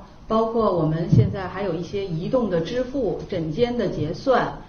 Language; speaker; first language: Chinese; native; Chinese